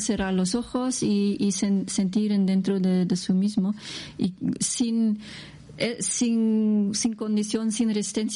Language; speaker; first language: Spanish; non-native, learner; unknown